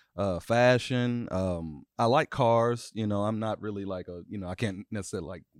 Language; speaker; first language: English; native; English